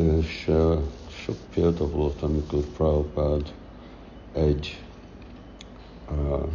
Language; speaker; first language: Hungarian; early bilingual, heritage; Hungarian